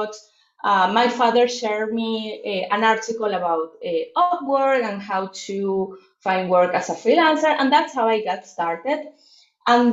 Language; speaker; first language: English; non-native, fluent; Spanish